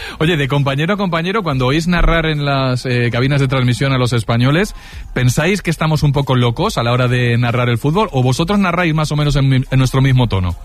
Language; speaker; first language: Spanish; native; Spanish